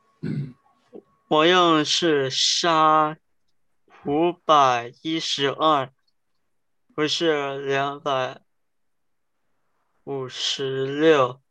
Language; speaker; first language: Chinese; early bilingual, heritage; Chinese